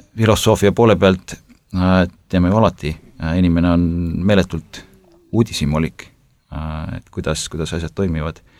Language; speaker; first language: Estonian; native; Estonian